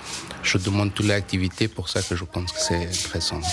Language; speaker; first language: French; non-native, learner; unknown